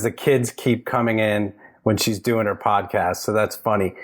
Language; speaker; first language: English; native; English